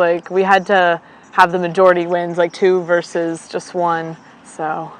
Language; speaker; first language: English; native; English